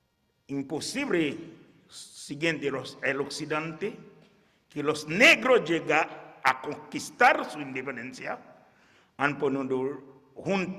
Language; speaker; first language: Spanish; non-native, fluent; Haitian Creole